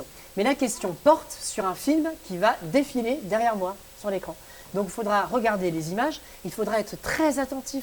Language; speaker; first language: French; native; French